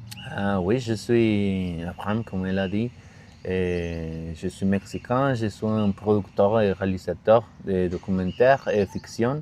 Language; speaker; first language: French; non-native, learner; Spanish